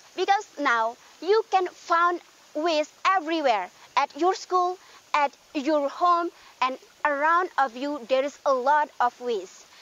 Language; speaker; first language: English; non-native, learner; Indonesian